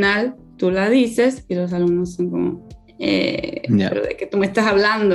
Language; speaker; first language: Spanish; non-native, fluent; Polish